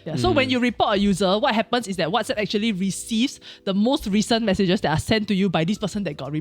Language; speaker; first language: English; native; English